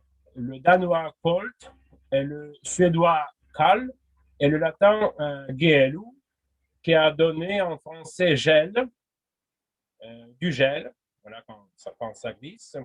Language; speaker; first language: French; non-native, fluent; Russian